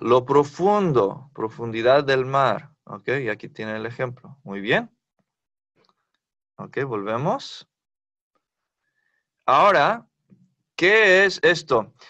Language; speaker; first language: Spanish; non-native, fluent; English